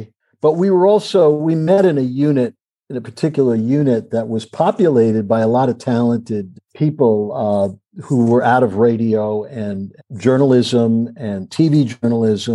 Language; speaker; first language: English; native; English